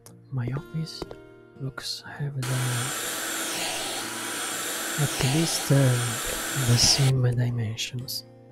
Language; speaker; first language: English; non-native, learner; Italian